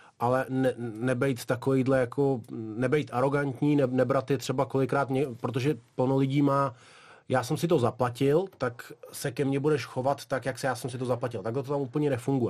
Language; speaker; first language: Czech; early bilingual, other home language; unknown